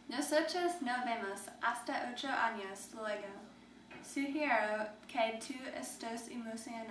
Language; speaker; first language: Spanish; non-native, learner; English